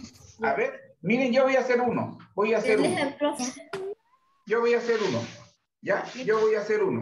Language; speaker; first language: Spanish; native; Spanish